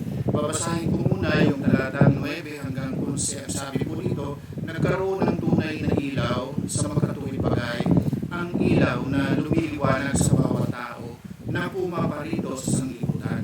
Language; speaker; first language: Filipino; native; Filipino